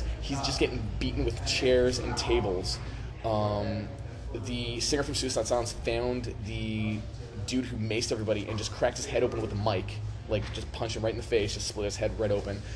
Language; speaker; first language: English; native; English